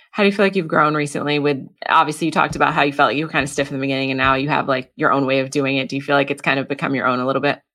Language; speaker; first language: English; native; English